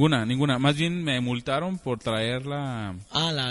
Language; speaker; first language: Spanish; native; Spanish